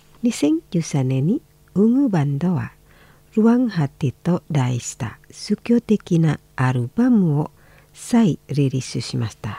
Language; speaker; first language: Japanese; non-native, fluent; Indonesian